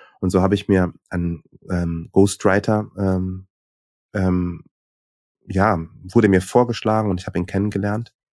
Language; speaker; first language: German; early bilingual, other home language; Swahili